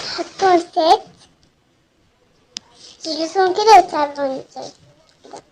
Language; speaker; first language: Arabic; native; Arabic